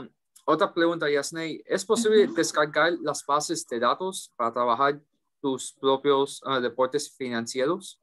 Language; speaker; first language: Spanish; early bilingual, heritage; English